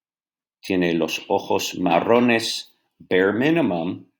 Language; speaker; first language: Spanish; non-native, fluent; English